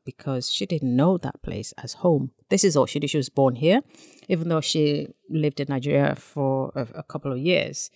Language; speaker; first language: English; non-native, local second language; Yoruba